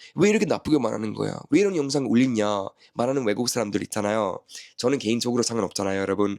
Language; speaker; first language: Korean; non-native, fluent; Swedish